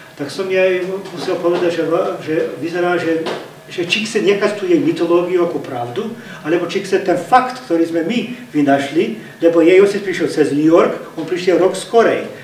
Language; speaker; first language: Slovak; early bilingual, heritage; Slovak